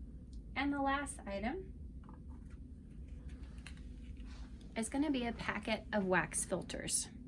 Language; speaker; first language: English; native; English